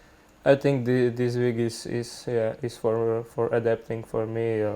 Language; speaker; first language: English; non-native, learner; Slovak